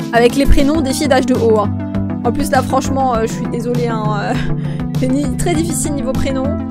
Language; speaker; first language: French; native; French